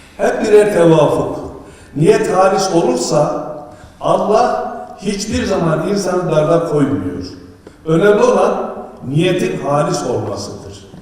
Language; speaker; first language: Turkish; native; Turkish